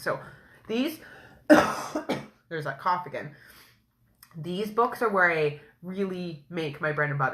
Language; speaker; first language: English; native; English